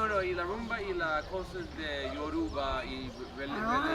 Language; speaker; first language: Spanish; non-native, learner; English